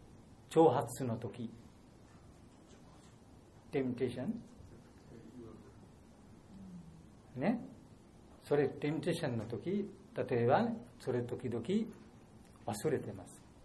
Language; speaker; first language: Japanese; non-native, learner; Bangla